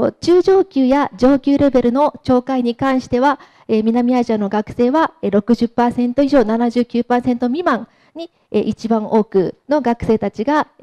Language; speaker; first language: Japanese; native; Japanese